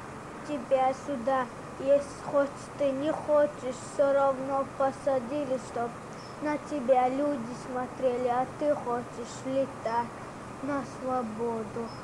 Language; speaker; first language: Russian; non-native, local second language; Chechen